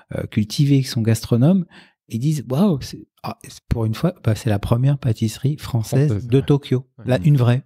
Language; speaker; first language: French; native; French